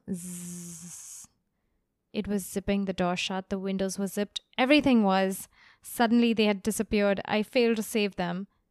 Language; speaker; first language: English; non-native, local second language; Hindi